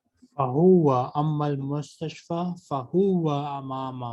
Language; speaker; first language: Arabic; non-native, fluent; Urdu